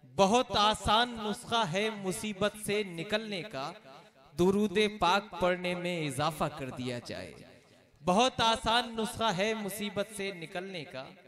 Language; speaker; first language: Urdu; native; Urdu